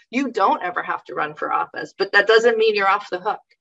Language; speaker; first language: English; native; English